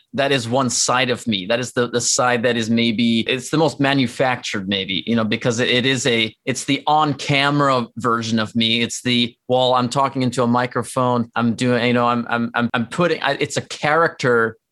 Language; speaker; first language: English; non-native, fluent; Norwegian